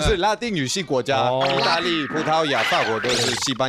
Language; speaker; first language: Chinese; non-native, fluent; Spanish